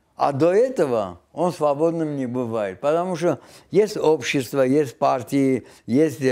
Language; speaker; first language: Russian; non-native, local second language; Armenian